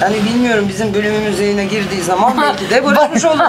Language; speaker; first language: Turkish; native; Turkish